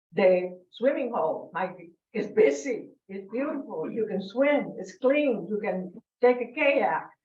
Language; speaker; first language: English; non-native, fluent; Spanish